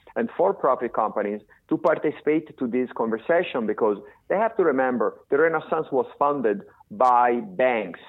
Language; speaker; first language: English; non-native, fluent; Italian